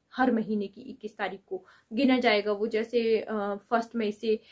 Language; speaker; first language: Hindi; native; Hindi